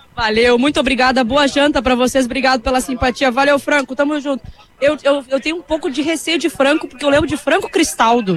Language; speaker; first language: Portuguese; native; Portuguese